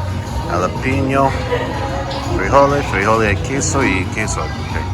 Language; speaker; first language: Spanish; non-native, learner; English